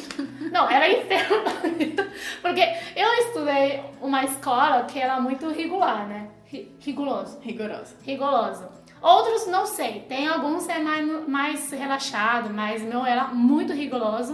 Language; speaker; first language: Portuguese; non-native, fluent; Chinese